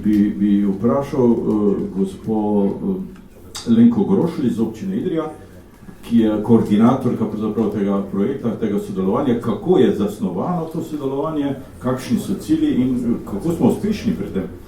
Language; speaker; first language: Slovenian; native; Slovenian